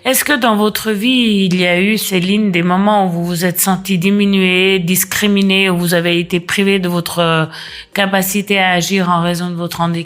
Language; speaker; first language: French; native; French